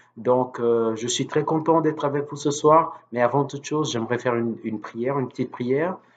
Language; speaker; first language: French; non-native, local second language; Lingala